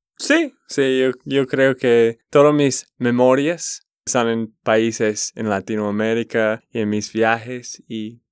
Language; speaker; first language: Spanish; non-native, learner; English